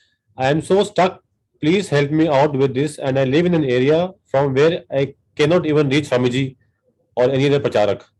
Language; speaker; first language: English; non-native, local second language; Hindi